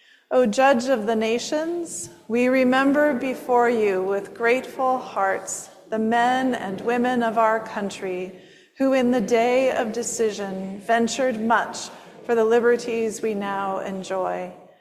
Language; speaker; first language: English; native; English